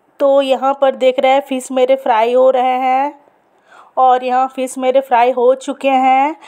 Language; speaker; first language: Hindi; non-native, local second language; Bangla